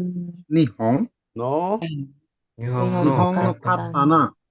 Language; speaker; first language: Japanese; non-native, learner; Indonesian